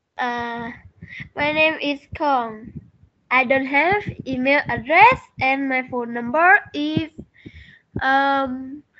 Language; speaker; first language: English; non-native, learner; Vietnamese